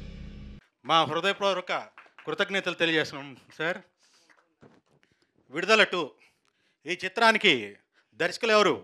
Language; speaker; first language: Telugu; native; Telugu